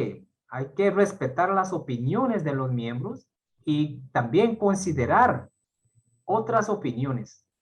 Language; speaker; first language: Spanish; non-native, fluent; Korean